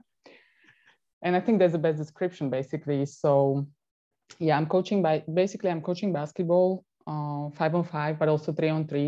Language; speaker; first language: English; non-native, fluent; Slovak